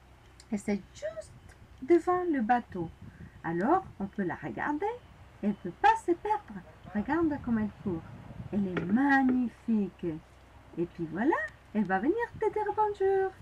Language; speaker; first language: French; non-native, fluent; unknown